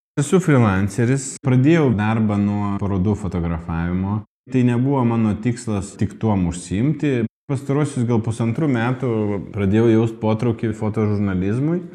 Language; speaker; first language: Lithuanian; non-native, local second language; Russian